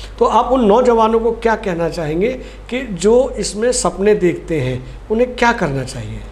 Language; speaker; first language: Hindi; native; Hindi